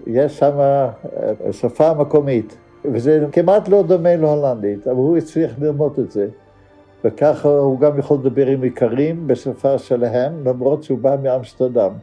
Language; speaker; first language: Hebrew; non-native, fluent; Dutch